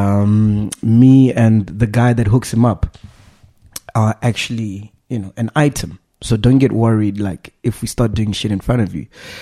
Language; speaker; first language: English; non-native, local second language; Venda